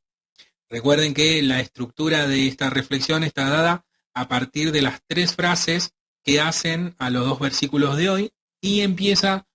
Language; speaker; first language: Spanish; native; Spanish